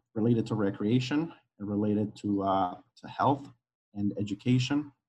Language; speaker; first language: English; non-native, fluent; Spanish